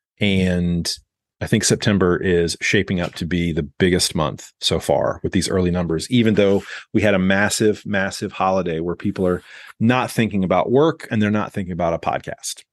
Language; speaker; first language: English; native; English